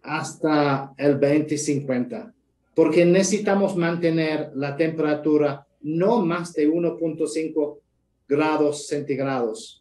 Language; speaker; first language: Spanish; non-native, fluent; English